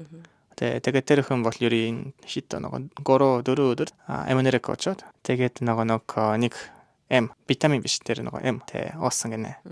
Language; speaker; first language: Mongolian; non-native, learner; Japanese